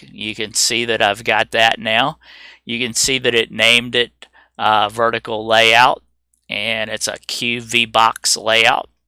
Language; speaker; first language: English; native; English